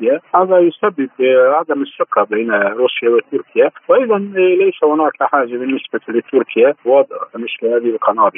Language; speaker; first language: Arabic; non-native, fluent; Turkish